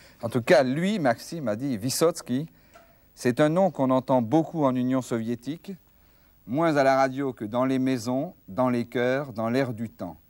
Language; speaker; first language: French; native; French